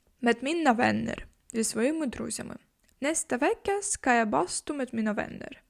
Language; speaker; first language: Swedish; non-native, fluent; Ukrainian